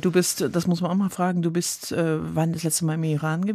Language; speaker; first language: German; native; German